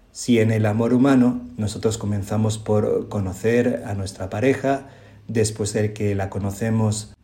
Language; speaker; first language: Spanish; native; Spanish